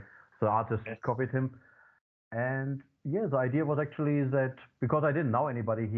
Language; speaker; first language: English; non-native, fluent; German